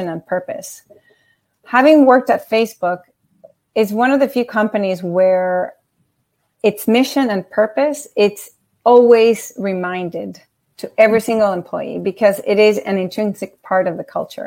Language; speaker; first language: English; non-native, fluent; Spanish